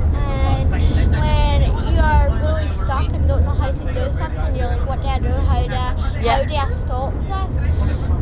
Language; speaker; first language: English; native; English